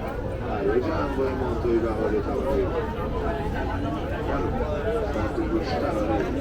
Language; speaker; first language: Persian; native; Persian